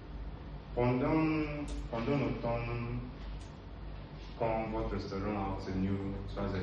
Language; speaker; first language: French; non-native, learner; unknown